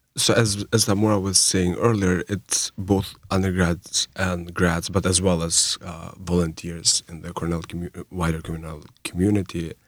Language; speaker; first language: English; non-native, fluent; Albanian